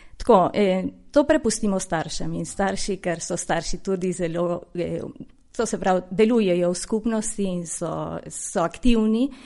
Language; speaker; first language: Slovenian; early bilingual, heritage; Slovenian